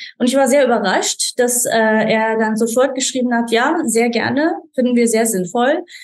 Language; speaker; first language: German; non-native, fluent; Turkish